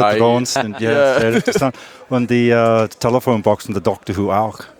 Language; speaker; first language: German; non-native, learner; English